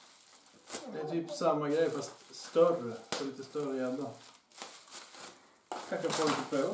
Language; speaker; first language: Swedish; native; Swedish